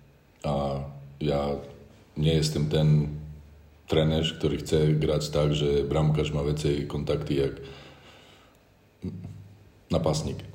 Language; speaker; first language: Polish; non-native, learner; Slovak